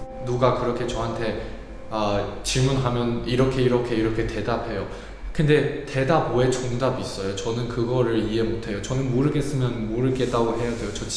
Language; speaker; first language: Korean; non-native, learner; Chinese